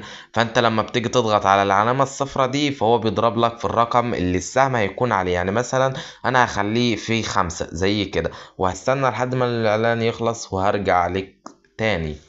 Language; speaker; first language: Arabic; native; Arabic